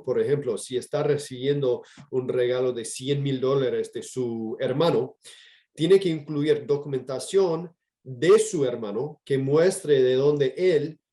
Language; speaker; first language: Spanish; non-native, fluent; English